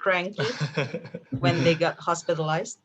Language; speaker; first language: English; non-native, fluent; Indonesian